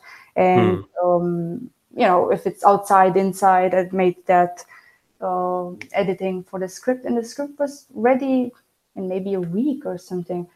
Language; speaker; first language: English; non-native, fluent; Romanian